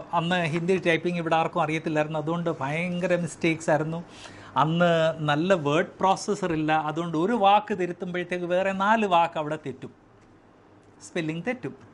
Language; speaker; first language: Malayalam; non-native, local second language; Hindi